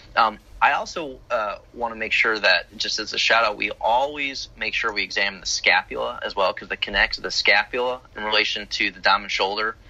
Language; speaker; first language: English; native; English